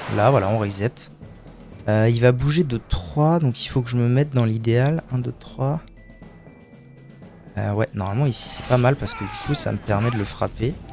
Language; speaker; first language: French; native; French